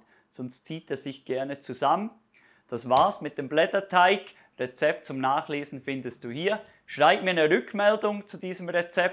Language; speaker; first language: German; native; German